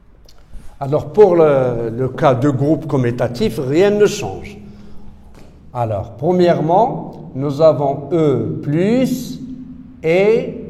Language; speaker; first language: French; non-native, local second language; Arabic